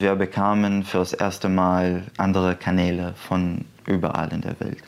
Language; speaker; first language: German; non-native, fluent; Arabic